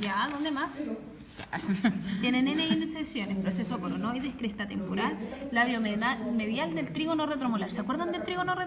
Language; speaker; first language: Spanish; native; Spanish